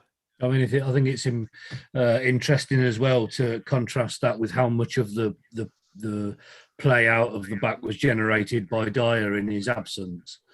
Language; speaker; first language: English; native; English